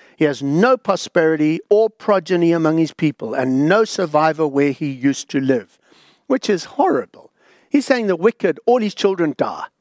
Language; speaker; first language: English; native; English